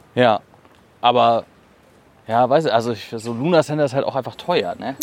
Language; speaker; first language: German; native; German